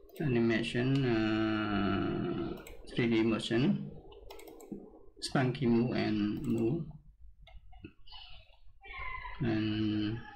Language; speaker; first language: English; non-native, learner; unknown